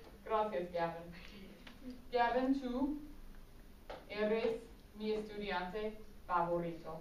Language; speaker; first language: Spanish; non-native, fluent; English